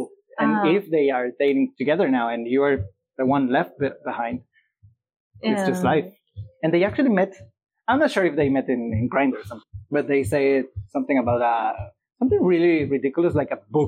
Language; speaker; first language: English; non-native, fluent; Spanish